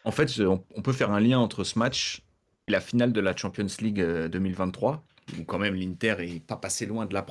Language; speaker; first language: French; native; French